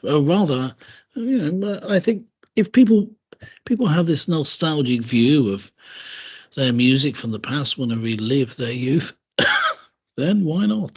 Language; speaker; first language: English; native; English